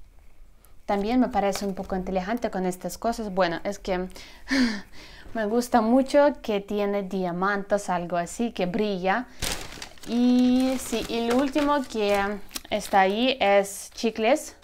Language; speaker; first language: Spanish; non-native, learner; Ukrainian